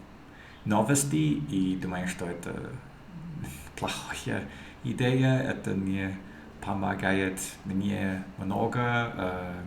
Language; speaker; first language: Russian; non-native, learner; English